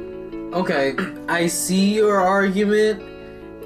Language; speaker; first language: English; native; English